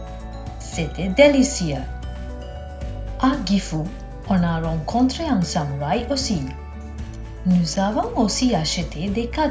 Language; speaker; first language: French; non-native, learner; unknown